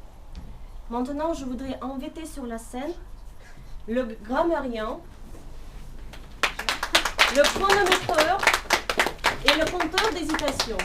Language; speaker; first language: French; non-native, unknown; Russian